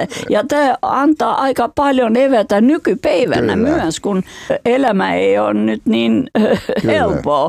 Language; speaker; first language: Finnish; non-native, fluent; Albanian